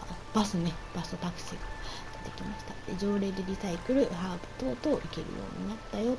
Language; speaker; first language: Japanese; native; Japanese